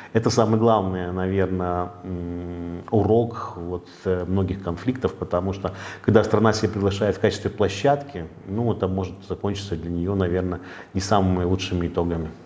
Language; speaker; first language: Russian; native; Russian